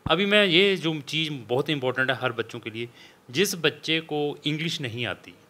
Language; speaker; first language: Hindi; non-native, local second language; Punjabi